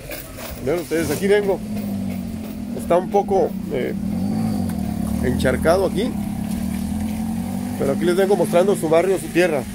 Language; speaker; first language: Spanish; native; Spanish